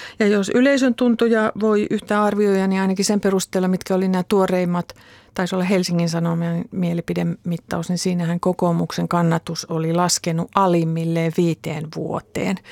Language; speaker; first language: Finnish; native; Finnish